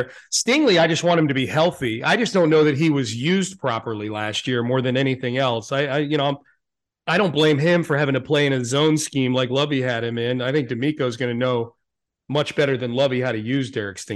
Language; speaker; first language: English; native; English